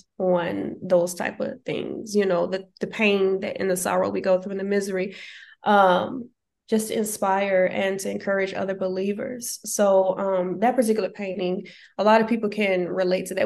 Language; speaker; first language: English; native; English